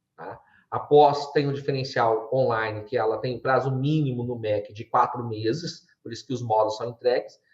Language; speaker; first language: Portuguese; native; Portuguese